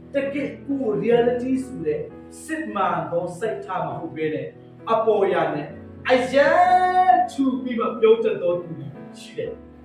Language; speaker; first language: Burmese; non-native, local second language; Hakha Chin